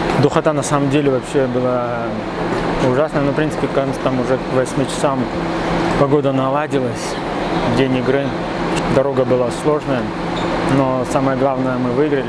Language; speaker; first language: Russian; native; Russian